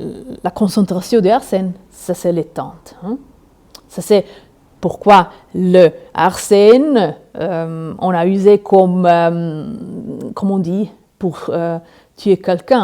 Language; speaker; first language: French; non-native, learner; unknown